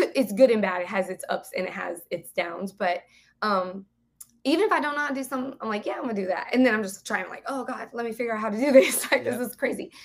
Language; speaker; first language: English; native; English